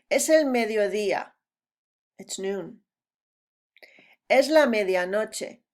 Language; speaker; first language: Spanish; non-native, fluent; English